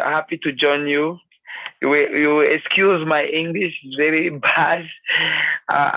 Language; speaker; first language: English; non-native, learner; French